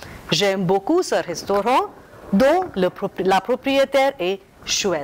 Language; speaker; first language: French; non-native, fluent; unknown